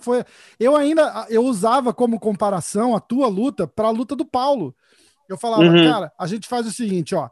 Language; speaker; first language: Portuguese; native; Portuguese